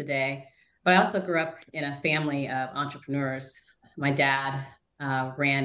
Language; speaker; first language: English; native; English